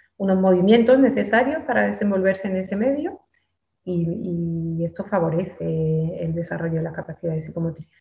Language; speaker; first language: Spanish; native; Spanish